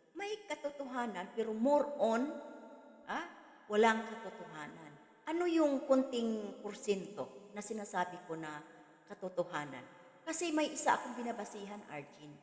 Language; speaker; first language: Filipino; non-native, local second language; Cebuano